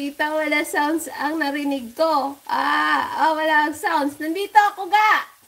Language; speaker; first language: Filipino; non-native, local second language; Hiligaynon